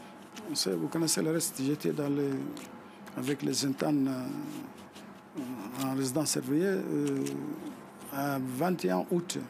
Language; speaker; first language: French; non-native, fluent; Arabic